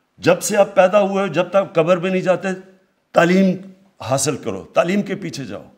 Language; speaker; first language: Urdu; native; Urdu